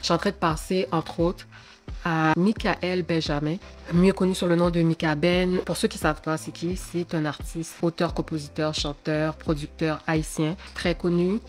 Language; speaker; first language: French; early bilingual, other home language; Haitian Creole